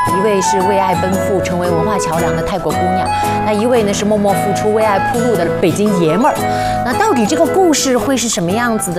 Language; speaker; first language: Chinese; native; Chinese